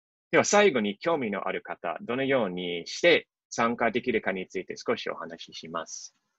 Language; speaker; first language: Japanese; non-native, fluent; English